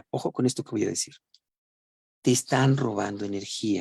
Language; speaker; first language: Spanish; native; Spanish